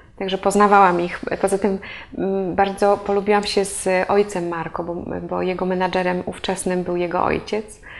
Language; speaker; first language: Polish; native; Polish